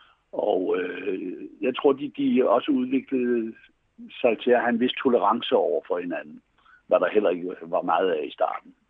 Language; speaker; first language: Danish; native; Danish